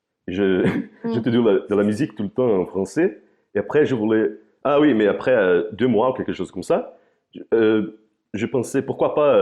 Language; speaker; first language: French; non-native, fluent; Portuguese